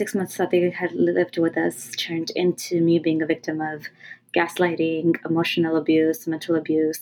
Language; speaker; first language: English; native; English